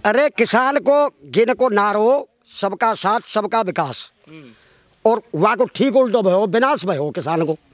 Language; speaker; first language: Hindi; native; Hindi